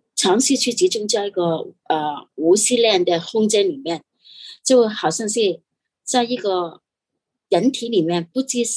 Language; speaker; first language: Chinese; non-native, fluent; Cantonese